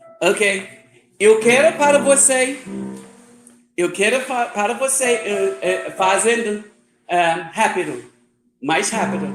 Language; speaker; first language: Portuguese; non-native, learner; English